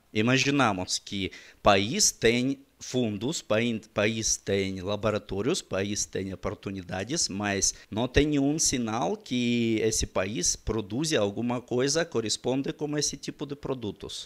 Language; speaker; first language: Portuguese; non-native, learner; Russian